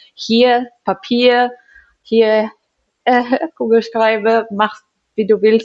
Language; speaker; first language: German; non-native, learner; Portuguese